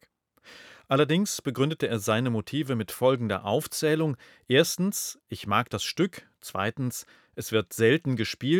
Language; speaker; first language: German; native; German